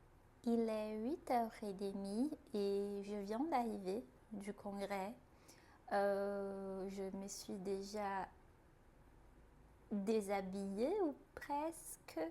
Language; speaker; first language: French; non-native, fluent; Portuguese